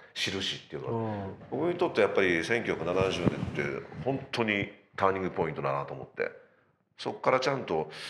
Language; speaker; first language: Japanese; native; Japanese